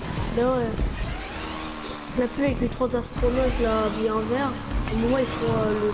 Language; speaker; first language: French; native; French